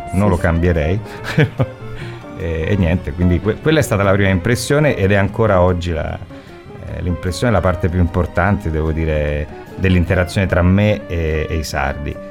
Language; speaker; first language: Italian; native; Italian